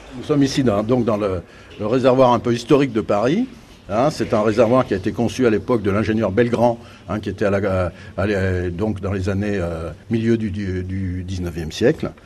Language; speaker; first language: French; native; French